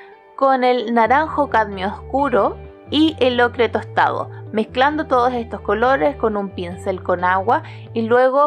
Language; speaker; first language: Spanish; native; Spanish